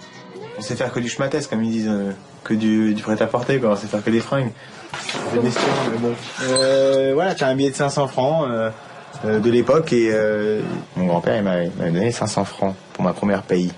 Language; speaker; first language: French; native; French